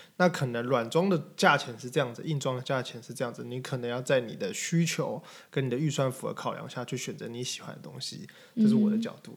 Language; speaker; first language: Chinese; native; Chinese